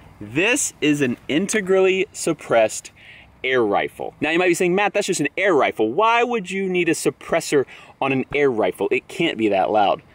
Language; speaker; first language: English; native; English